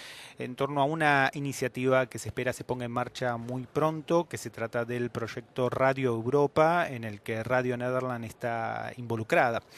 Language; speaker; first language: Spanish; native; Spanish